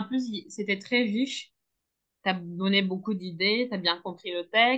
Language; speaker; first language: French; non-native, fluent; Turkish